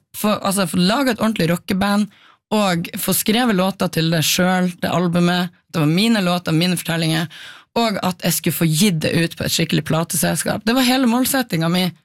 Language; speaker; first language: Norwegian; native; Norwegian